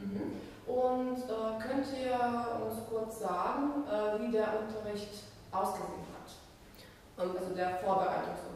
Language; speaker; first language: German; non-native, fluent; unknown